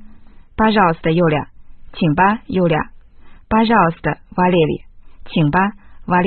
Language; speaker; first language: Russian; non-native, fluent; Chinese